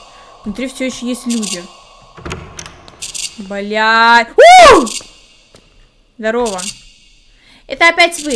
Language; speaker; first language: Russian; native; Russian